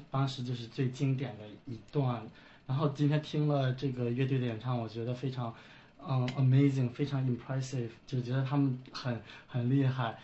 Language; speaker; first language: Chinese; native; Chinese